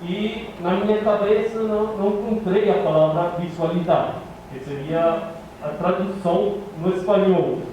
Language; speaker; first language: Portuguese; non-native, fluent; Spanish